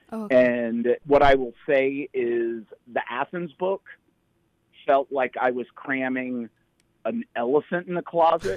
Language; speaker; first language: English; native; English